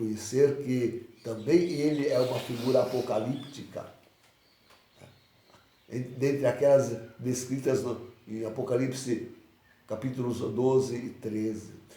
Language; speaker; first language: Portuguese; native; Portuguese